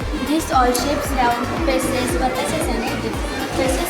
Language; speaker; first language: English; non-native, learner; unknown